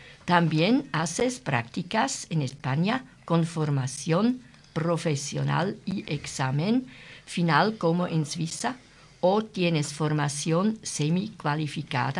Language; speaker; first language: Spanish; non-native, learner; German